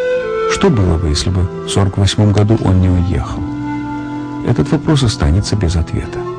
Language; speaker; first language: Russian; native; Russian